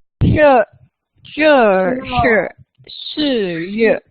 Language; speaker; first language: Chinese; non-native, learner; English